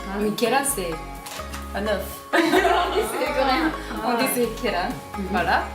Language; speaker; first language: French; non-native, learner; Korean